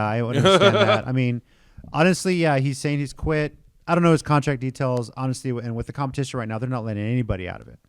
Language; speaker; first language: English; native; English